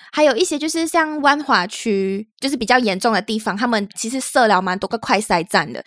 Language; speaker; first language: Chinese; native; Chinese